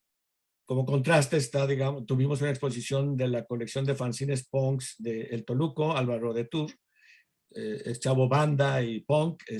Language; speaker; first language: Spanish; native; Spanish